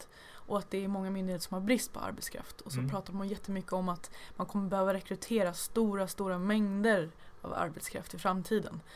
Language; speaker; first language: Swedish; native; Swedish